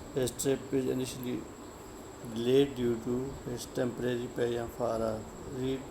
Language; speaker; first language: English; non-native, local second language; Urdu